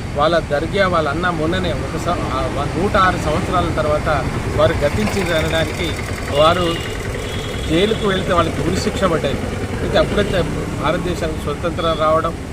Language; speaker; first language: Telugu; non-native, local second language; Lambadi